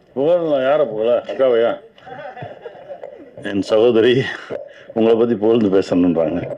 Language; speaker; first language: Tamil; native; Tamil